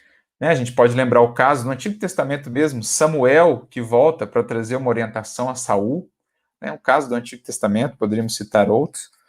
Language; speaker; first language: Portuguese; native; Portuguese